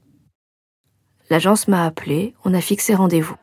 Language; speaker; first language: French; native; French